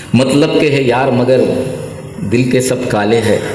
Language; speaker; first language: Hindi; non-native, local second language; Marathi